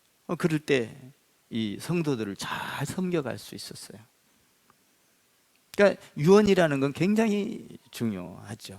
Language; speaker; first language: Korean; native; Korean